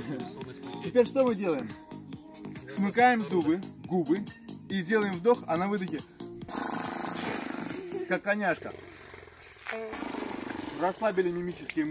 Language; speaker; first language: Russian; native; Russian